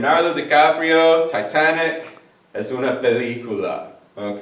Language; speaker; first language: Spanish; non-native, fluent; English